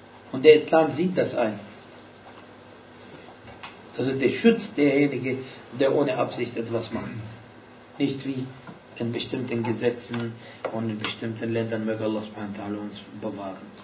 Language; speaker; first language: German; non-native, fluent; Arabic